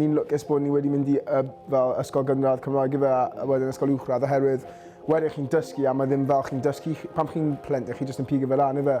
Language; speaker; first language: Welsh; non-native, local second language; English